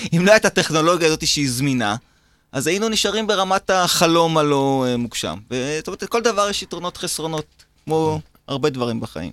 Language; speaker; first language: Hebrew; native; Hebrew